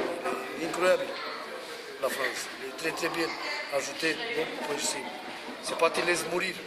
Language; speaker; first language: French; non-native, learner; Romanian